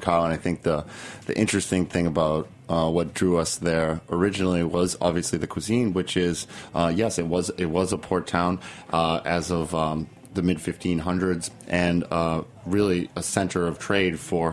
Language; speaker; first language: English; native; English